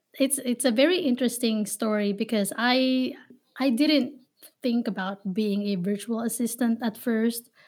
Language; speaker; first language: English; non-native, local second language; Filipino